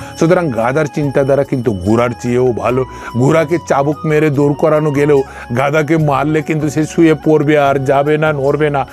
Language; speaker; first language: Bangla; non-native, local second language; Kok Borok